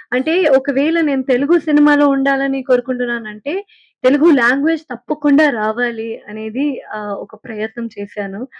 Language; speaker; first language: Telugu; non-native, fluent; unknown